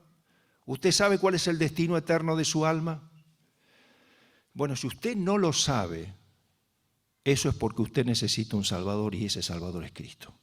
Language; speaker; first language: Spanish; native; Spanish